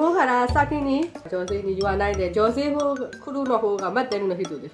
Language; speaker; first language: Japanese; non-native, learner; Burmese